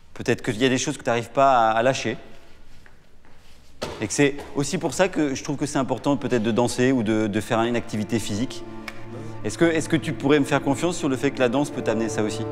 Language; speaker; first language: French; native; French